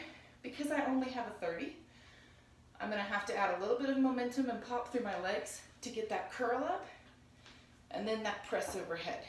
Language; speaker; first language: English; native; English